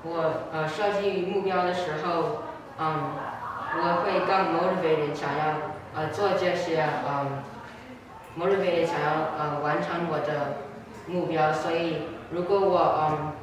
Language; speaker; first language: Chinese; non-native, learner; English